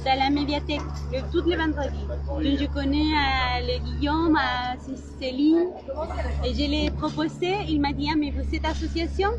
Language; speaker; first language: French; non-native, learner; Spanish